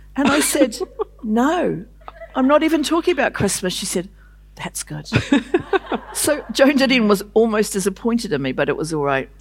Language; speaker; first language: English; native; English